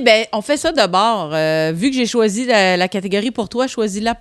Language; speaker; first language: French; native; French